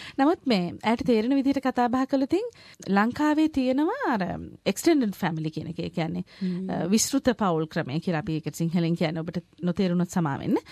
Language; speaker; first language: Sinhala; native; Sinhala